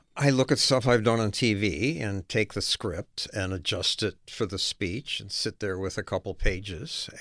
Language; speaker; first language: English; native; English